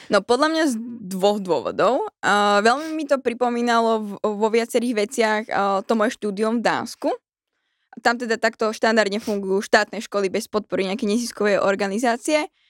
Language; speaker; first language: Slovak; native; Slovak